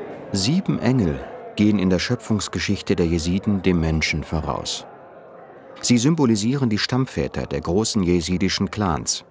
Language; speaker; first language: German; native; German